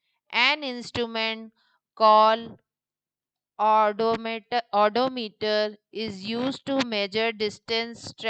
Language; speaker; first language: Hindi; native; Hindi